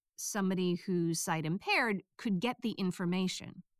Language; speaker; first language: English; native; English